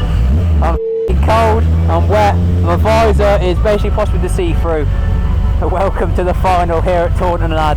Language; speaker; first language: English; native; English